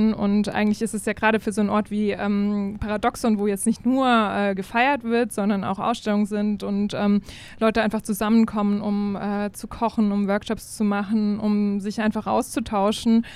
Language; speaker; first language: German; native; German